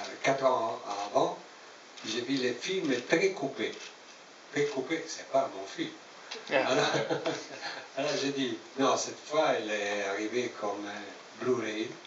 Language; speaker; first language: French; non-native, learner; Italian